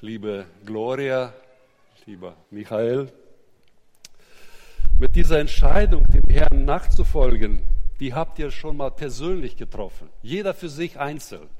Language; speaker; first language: German; native; German